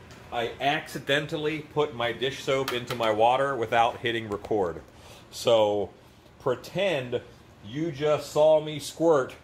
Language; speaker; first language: English; native; English